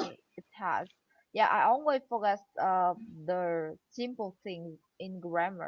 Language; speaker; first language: English; non-native, learner; Vietnamese